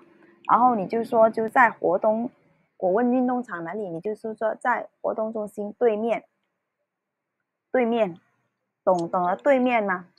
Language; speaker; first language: Chinese; early bilingual, heritage; Cantonese